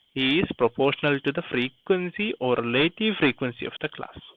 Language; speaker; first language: English; non-native, local second language; Malayalam